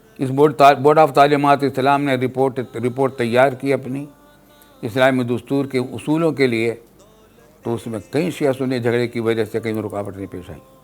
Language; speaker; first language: Urdu; native; Urdu